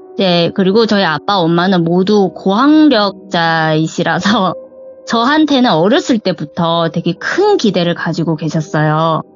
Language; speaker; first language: Korean; non-native, fluent; Chinese